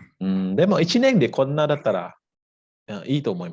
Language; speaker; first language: Japanese; non-native, fluent; Indonesian